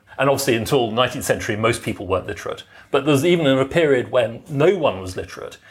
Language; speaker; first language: English; native; English